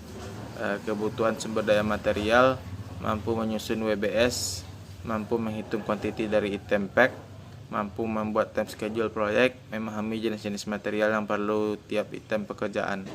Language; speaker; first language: Indonesian; native; Indonesian